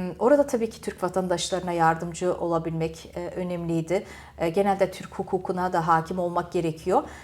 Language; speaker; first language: Turkish; early bilingual, heritage; Turkish